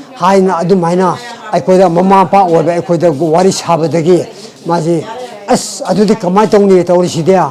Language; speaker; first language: Manipuri; native; Manipuri